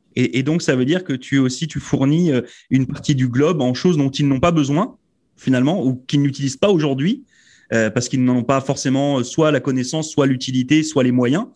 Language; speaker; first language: French; native; French